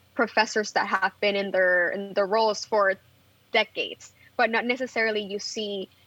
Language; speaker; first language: English; non-native, fluent; Spanish